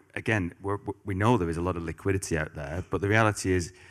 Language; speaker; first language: English; native; English